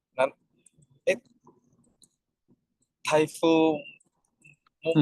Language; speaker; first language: Japanese; non-native, learner; Thai